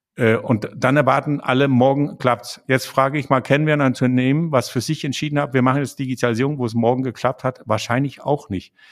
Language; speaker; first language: German; non-native, fluent; Danish